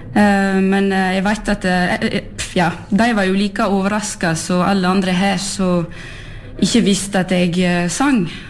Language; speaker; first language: Norwegian; non-native, fluent; French